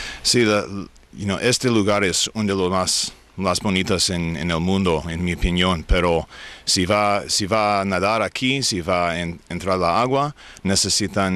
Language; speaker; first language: Spanish; non-native, learner; English